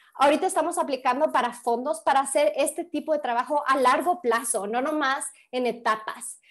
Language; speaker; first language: Spanish; early bilingual, heritage; Spanish